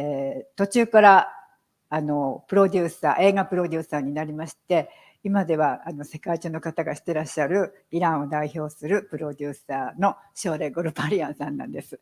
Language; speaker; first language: Japanese; native; Japanese